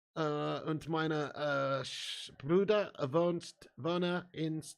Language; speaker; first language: German; non-native, learner; English